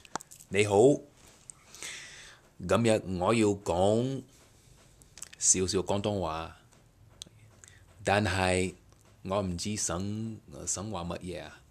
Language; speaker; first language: Cantonese; non-native, learner; English